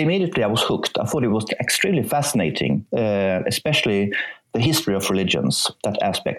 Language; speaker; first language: English; non-native, fluent; Swedish